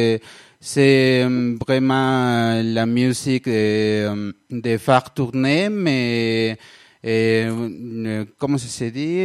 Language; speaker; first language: French; non-native, learner; Spanish